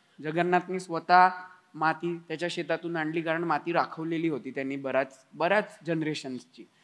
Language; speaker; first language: Marathi; native; Marathi